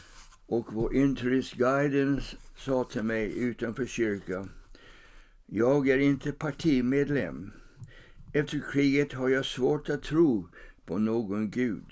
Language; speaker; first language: Swedish; non-native, fluent; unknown